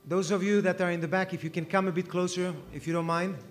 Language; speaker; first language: English; non-native, fluent; Spanish